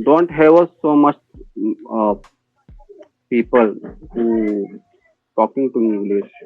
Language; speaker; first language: English; non-native, learner; Hindi